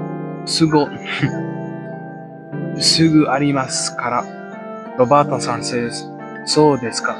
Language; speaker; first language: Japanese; non-native, learner; English